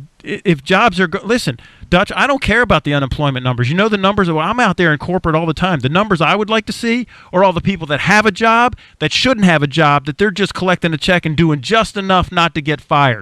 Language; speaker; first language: English; native; English